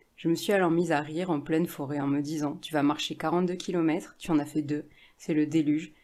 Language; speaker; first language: French; native; French